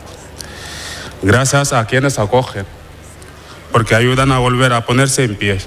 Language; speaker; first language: Spanish; non-native, fluent; Wolof